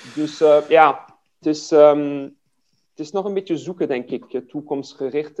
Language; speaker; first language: Dutch; non-native, fluent; French